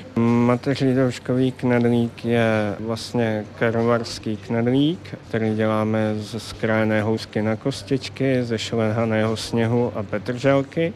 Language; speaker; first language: Czech; native; Czech